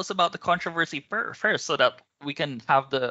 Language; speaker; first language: English; non-native, local second language; Filipino